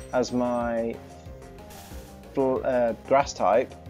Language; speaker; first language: English; native; English